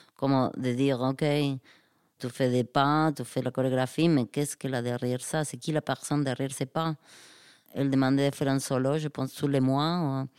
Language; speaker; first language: French; non-native, fluent; Spanish